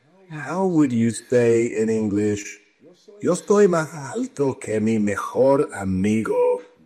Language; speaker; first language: Spanish; native; Spanish